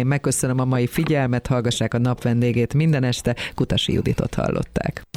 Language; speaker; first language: Hungarian; native; Hungarian